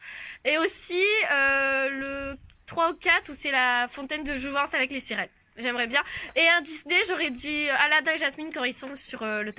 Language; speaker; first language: French; native; French